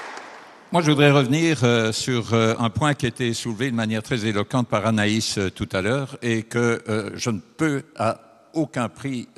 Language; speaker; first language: French; native; French